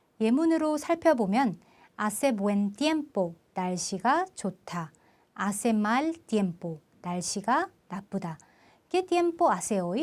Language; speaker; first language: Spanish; non-native, fluent; Korean